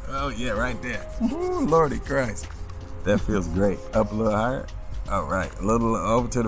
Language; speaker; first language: English; native; English